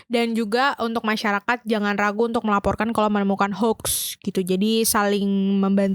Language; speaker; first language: Indonesian; native; Indonesian